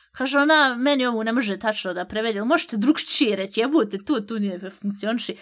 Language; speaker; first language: Bosnian; early bilingual, heritage; Bosnian